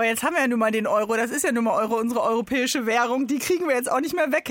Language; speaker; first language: German; native; German